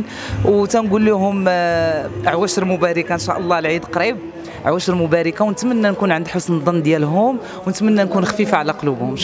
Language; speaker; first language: Arabic; native; Arabic